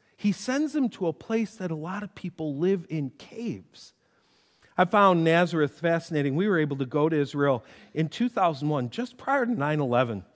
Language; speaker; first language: English; native; English